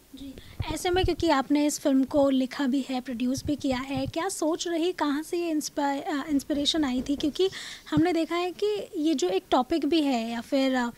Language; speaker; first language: Hindi; native; Hindi